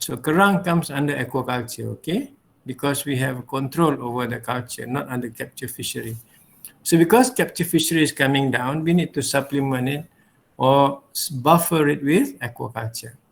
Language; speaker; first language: English; non-native, local second language; Malay